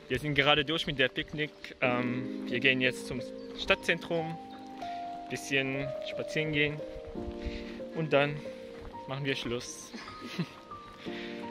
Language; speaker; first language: German; non-native, fluent; Arabic